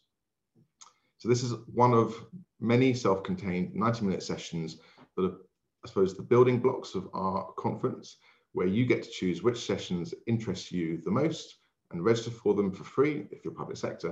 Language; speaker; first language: English; native; English